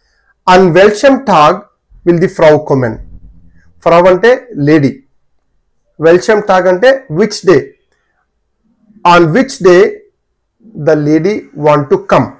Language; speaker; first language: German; non-native, fluent; Telugu